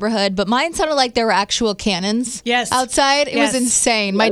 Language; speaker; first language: English; native; English